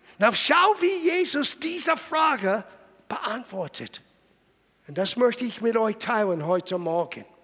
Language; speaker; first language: German; non-native, fluent; English